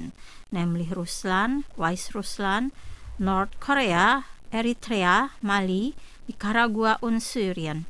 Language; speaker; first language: German; non-native, fluent; Indonesian